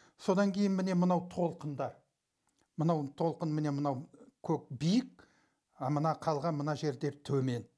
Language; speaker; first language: Kazakh; early bilingual, heritage; Kazakh